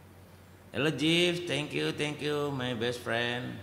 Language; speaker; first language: English; non-native, learner; Indonesian